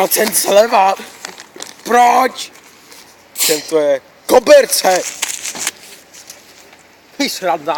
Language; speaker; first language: Czech; native; Czech